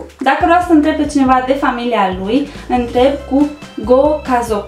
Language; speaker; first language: Romanian; native; Romanian